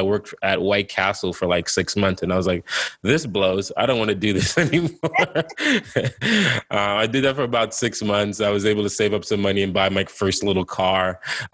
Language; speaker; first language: English; native; English